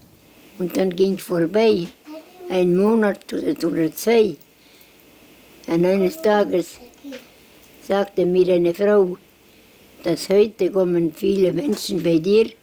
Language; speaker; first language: German; non-native, learner; Estonian